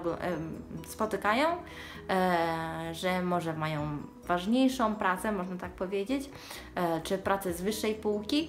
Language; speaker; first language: Polish; early bilingual, heritage; Polish